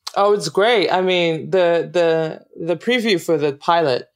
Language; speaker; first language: English; non-native, local second language; Yoruba